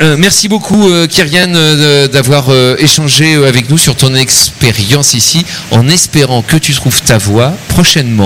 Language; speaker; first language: French; native; French